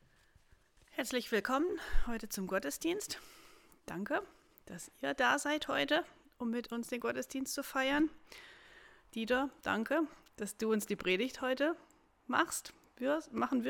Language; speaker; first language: German; native; German